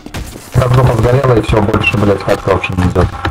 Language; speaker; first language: Russian; native; Russian